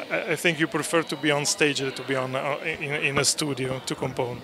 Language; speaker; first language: English; non-native, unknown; Italian